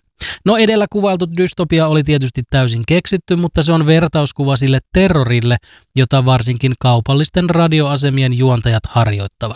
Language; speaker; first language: Finnish; native; Finnish